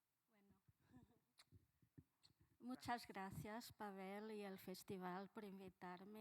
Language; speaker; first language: Spanish; non-native, fluent; Portuguese